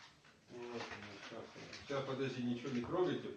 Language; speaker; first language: Russian; native; Russian